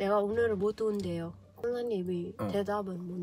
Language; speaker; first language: Korean; non-native, learner; Arabic